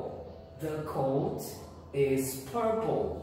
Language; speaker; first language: English; non-native, fluent; Portuguese